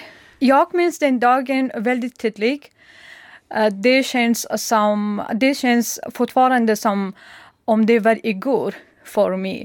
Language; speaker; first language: Swedish; non-native, learner; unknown